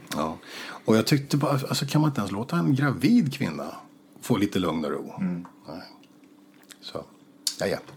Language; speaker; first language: Swedish; native; Swedish